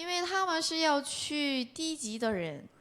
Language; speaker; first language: Chinese; non-native, fluent; Korean